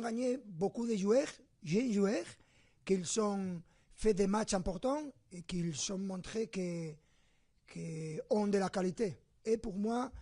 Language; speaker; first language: French; non-native, fluent; Spanish